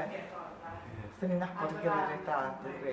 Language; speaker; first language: Welsh; native; Welsh